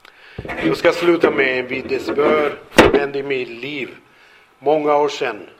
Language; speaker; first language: Swedish; non-native, fluent; Spanish